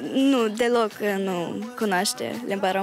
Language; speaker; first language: Romanian; early bilingual, heritage; Romanian